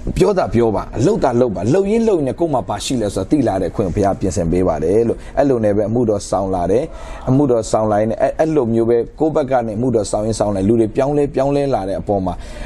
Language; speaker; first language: Burmese; native; Burmese